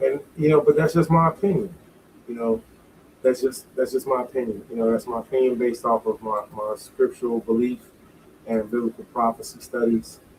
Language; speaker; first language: English; native; English